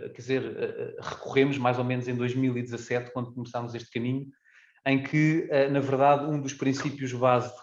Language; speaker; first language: Portuguese; native; Portuguese